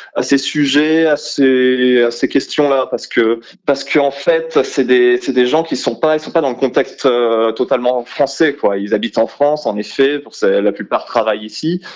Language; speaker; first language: French; native; French